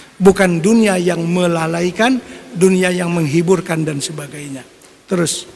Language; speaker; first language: Indonesian; non-native, local second language; Banjar